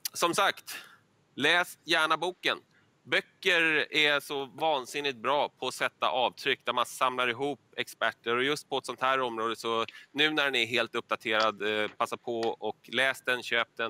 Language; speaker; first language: Swedish; native; Swedish